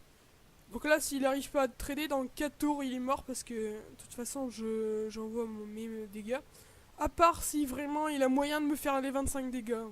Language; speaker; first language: French; native; French